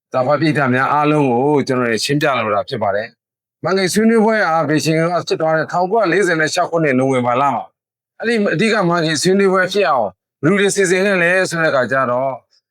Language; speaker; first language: Burmese; non-native, local second language; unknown